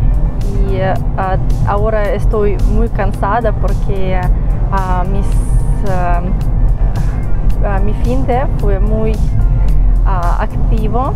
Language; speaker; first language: Spanish; non-native, fluent; Russian